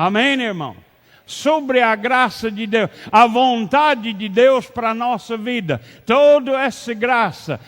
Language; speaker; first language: Portuguese; non-native, learner; English